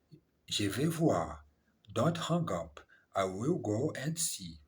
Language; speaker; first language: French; non-native, learner; English